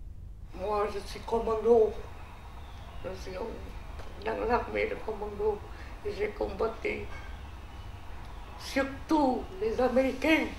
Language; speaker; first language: French; non-native, learner; Vietnamese